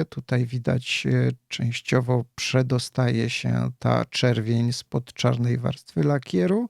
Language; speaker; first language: Polish; native; Polish